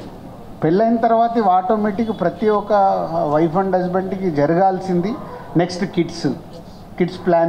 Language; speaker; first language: Telugu; native; Telugu